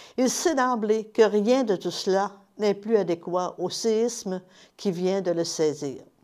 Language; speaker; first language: French; native; French